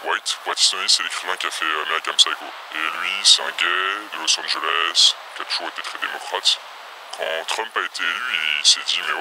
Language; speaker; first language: French; native; French